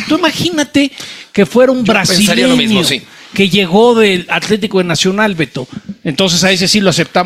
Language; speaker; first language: Spanish; native; Spanish